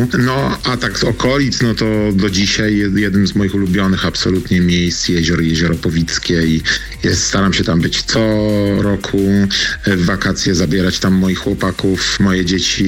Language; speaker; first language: Polish; native; Polish